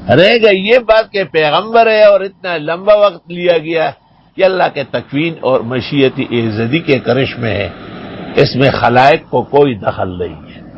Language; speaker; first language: Urdu; non-native, local second language; Pashto